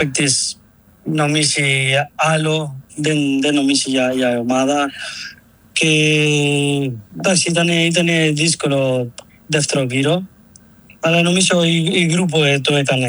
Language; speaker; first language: Greek; non-native, learner; Spanish